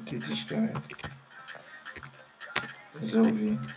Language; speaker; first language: German; non-native, fluent; French